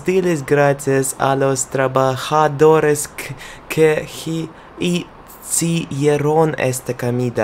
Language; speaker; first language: Spanish; non-native, learner; Russian